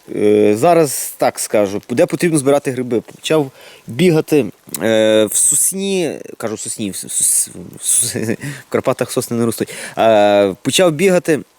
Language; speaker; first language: Ukrainian; native; Ukrainian